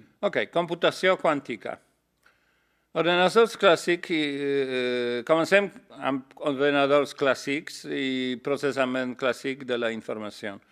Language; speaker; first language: Catalan; non-native, learner; Polish